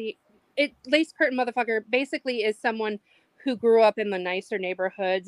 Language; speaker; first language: English; native; English